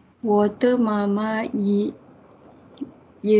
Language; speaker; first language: Chinese; non-native, learner; Malay